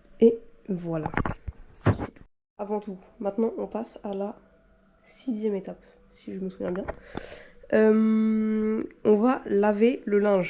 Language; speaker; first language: French; native; French